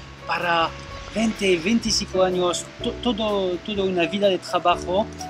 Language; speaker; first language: Spanish; non-native, fluent; French